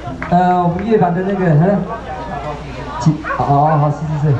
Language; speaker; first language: Chinese; native; Chinese